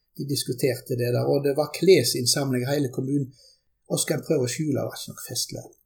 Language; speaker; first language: Norwegian; early bilingual, other home language; German